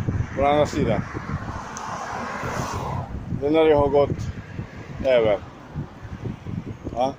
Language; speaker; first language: Swedish; non-native, learner; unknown